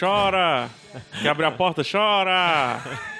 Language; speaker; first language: Portuguese; native; Portuguese